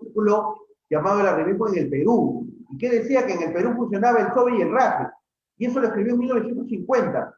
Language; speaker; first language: Spanish; native; Spanish